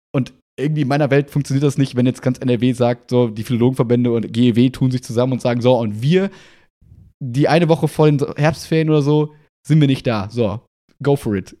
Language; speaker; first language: German; native; German